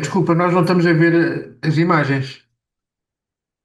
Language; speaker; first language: Portuguese; native; Portuguese